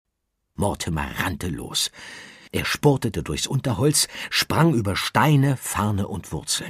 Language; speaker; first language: German; native; German